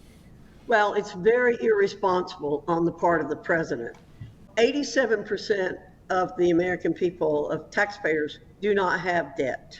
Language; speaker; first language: English; native; English